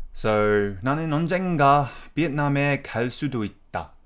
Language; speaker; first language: Korean; non-native, fluent; English